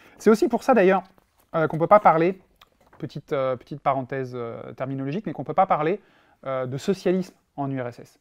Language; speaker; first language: French; native; French